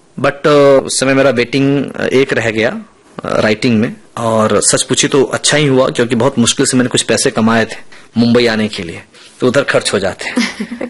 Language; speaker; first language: Hindi; non-native, local second language; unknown